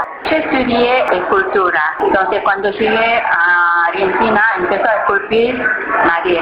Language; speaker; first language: Spanish; non-native, learner; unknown